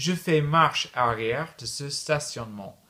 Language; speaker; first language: French; non-native, fluent; English